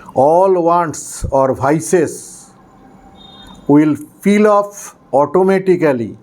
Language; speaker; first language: English; non-native, local second language; Bangla